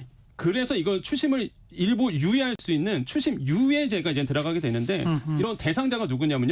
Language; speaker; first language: Korean; native; Korean